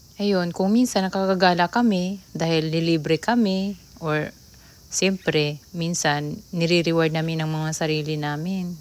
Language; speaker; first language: Filipino; native; Filipino